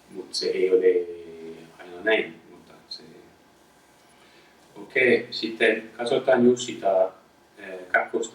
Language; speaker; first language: Finnish; non-native, fluent; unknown